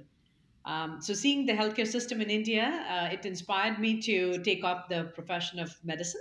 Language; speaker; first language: English; non-native, local second language; Hindi